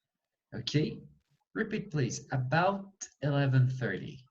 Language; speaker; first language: English; non-native, fluent; Portuguese